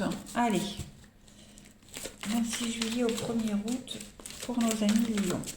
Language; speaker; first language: French; native; French